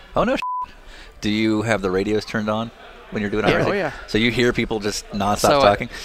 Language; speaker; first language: English; native; English